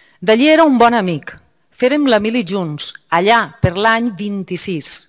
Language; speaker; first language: Catalan; native; Catalan